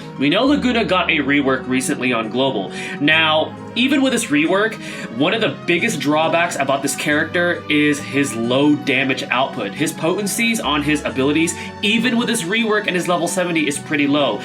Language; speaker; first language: English; native; English